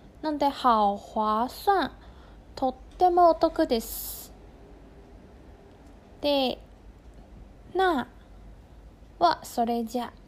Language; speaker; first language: Japanese; non-native, fluent; Chinese